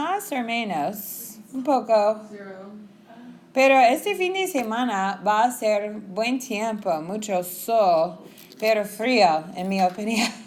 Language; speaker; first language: Spanish; non-native, fluent; English